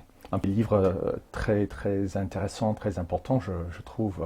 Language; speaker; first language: French; non-native, fluent; English